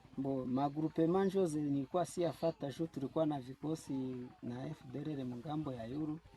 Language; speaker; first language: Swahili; native; Swahili